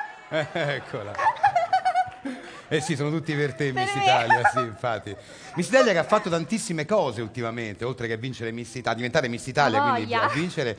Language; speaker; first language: Italian; native; Italian